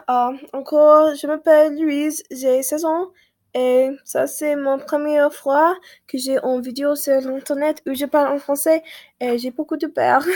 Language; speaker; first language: French; non-native, learner; English